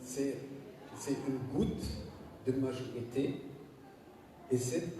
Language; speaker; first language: French; non-native, learner; German